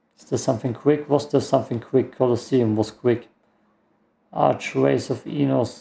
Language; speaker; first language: English; non-native, fluent; German